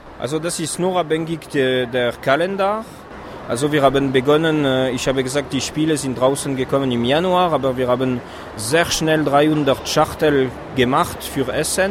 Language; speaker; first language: German; non-native, fluent; French